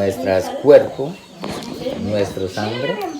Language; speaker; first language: Spanish; non-native, local second language; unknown